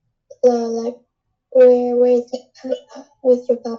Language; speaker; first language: English; non-native, learner; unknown